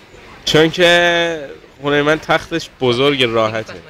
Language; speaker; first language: Persian; non-native, learner; Chinese